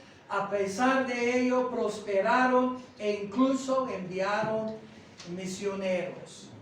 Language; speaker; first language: Spanish; non-native, fluent; English